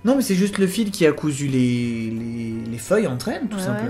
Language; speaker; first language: French; native; French